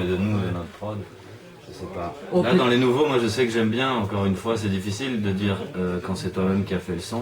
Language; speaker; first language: French; native; French